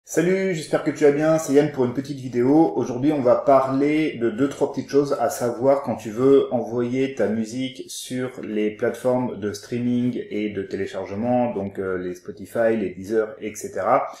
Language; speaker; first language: French; native; French